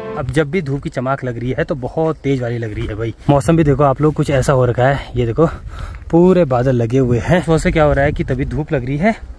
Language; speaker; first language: Hindi; non-native, local second language; Garhwali